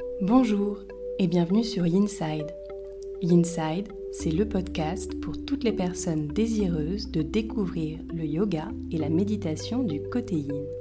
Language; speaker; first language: French; native; French